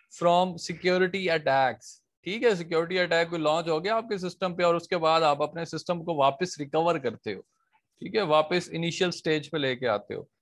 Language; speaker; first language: Urdu; non-native, local second language; Punjabi